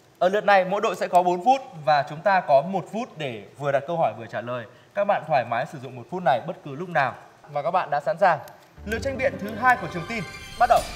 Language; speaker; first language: Vietnamese; native; Vietnamese